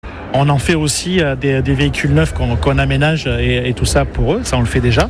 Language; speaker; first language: French; native; French